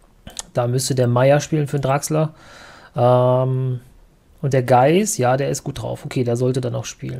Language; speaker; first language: German; native; German